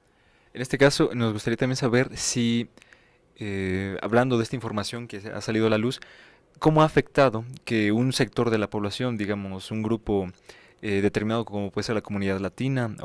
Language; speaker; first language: Spanish; native; Spanish